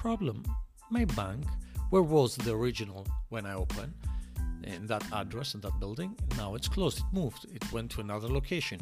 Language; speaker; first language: English; non-native, fluent; Greek